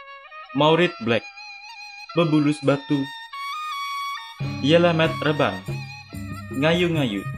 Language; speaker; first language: Japanese; non-native, fluent; Indonesian